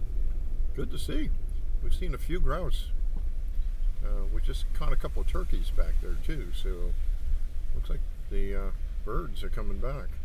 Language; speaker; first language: English; native; English